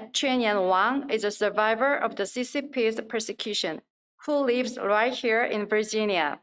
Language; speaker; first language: English; non-native, fluent; Korean